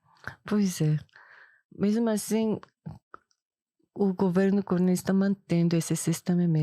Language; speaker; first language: Portuguese; non-native, fluent; Korean